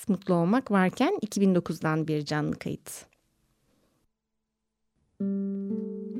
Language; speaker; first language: Turkish; native; Turkish